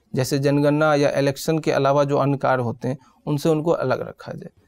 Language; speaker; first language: Hindi; native; Hindi